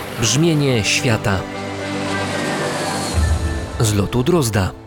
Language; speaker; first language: Polish; native; Polish